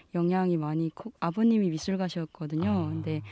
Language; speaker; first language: Korean; native; Korean